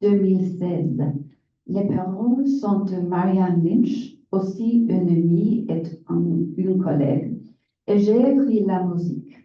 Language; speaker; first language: French; non-native, learner; English